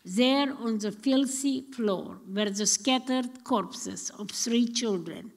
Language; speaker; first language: English; non-native, fluent; Romanian